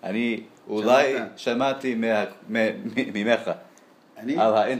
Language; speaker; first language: Hebrew; non-native, learner; English